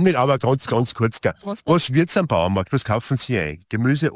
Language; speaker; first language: German; native; German